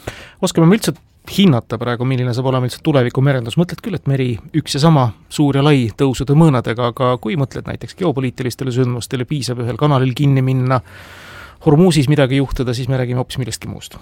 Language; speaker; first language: Estonian; native; Estonian